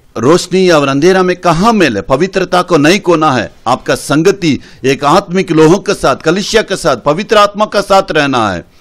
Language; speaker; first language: Hindi; non-native, local second language; Tamil